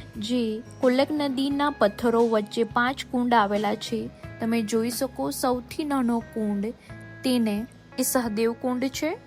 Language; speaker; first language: Gujarati; native; Gujarati